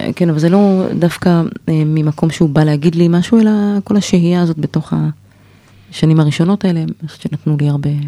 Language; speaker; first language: Hebrew; native; Hebrew